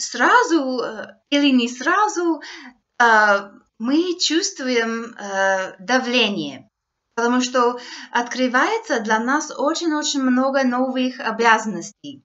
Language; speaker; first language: Russian; non-native, fluent; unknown